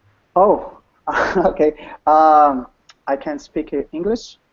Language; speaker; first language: English; non-native, learner; Portuguese